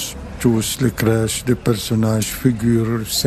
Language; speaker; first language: French; non-native, fluent; Arabic